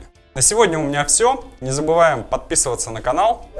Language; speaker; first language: Russian; native; Russian